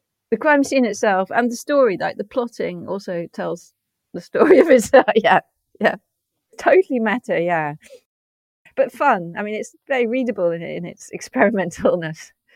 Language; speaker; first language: English; native; English